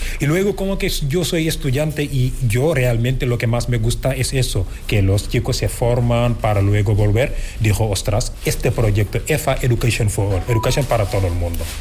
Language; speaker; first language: Spanish; non-native, fluent; Wolof